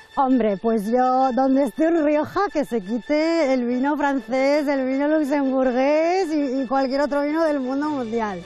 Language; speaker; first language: Spanish; native; Spanish